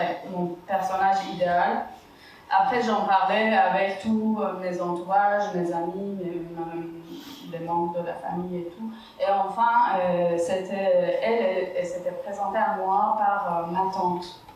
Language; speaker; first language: French; non-native, fluent; Persian